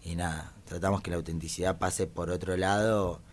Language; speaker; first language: Spanish; native; Spanish